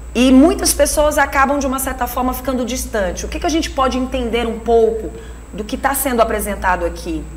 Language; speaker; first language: Portuguese; native; Portuguese